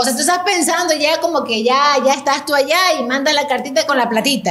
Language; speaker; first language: Spanish; native; Spanish